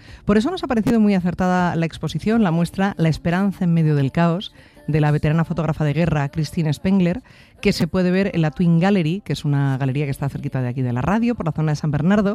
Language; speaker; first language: Spanish; native; Spanish